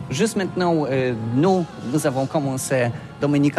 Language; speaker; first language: French; non-native, learner; Polish